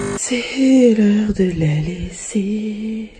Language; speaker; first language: French; native; French